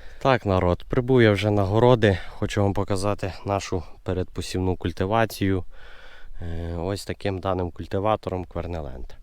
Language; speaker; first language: Ukrainian; native; Ukrainian